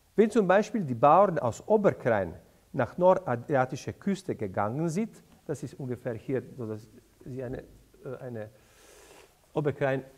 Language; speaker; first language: German; non-native, fluent; Slovenian